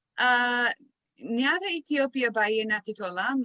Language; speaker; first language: Oromo; non-native, learner; English